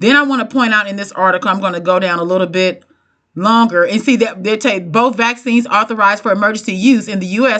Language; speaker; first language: English; native; English